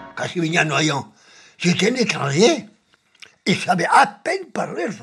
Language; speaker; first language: French; non-native, fluent; Spanish